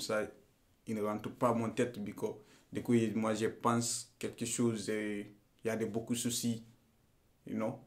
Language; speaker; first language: French; non-native, learner; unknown